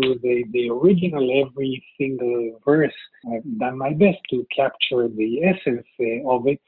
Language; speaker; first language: English; non-native, fluent; Hebrew